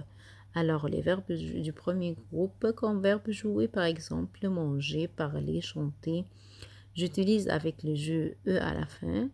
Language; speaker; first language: French; non-native, fluent; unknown